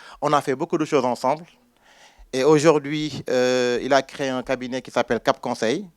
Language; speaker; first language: French; non-native, local second language; Wolof